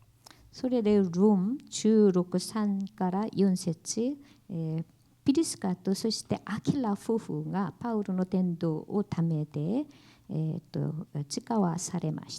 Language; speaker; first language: Japanese; non-native, learner; Korean